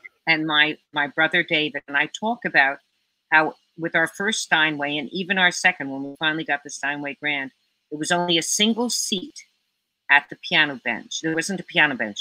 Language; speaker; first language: English; native; English